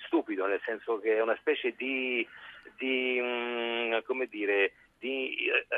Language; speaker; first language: Italian; native; Italian